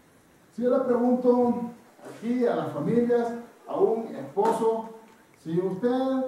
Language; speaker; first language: Spanish; non-native, fluent; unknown